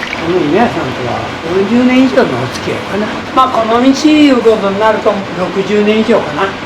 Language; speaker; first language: Japanese; native; Japanese